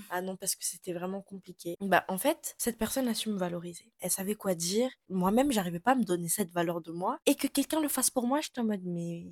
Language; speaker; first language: French; non-native, local second language; Malagasy